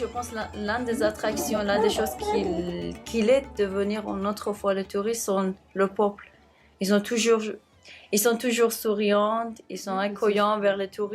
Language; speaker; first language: French; non-native, fluent; Persian